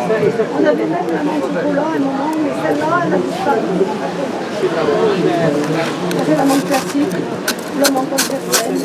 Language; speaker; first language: French; native; French